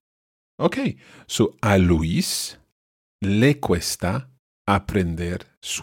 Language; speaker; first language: Spanish; non-native, fluent; English